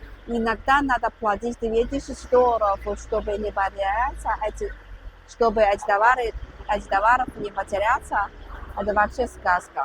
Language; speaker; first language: Russian; non-native, learner; Chinese